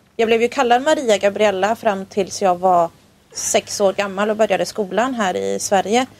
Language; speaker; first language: Swedish; early bilingual, other home language; Spanish